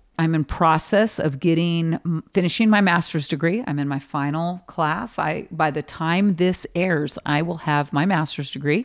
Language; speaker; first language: English; native; English